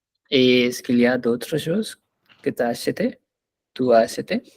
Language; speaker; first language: French; non-native, fluent; Hindi